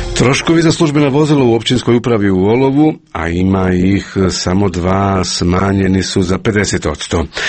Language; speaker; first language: Croatian; native; Croatian